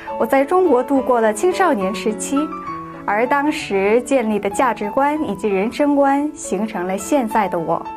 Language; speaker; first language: Chinese; early bilingual, other home language; Korean